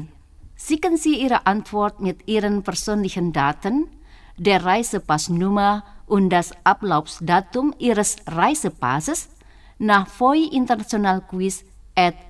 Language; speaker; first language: German; non-native, learner; Indonesian